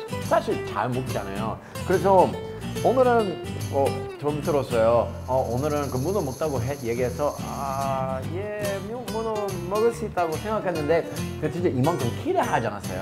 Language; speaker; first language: Korean; non-native, learner; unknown